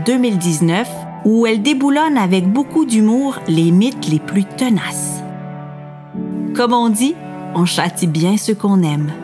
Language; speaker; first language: French; native; French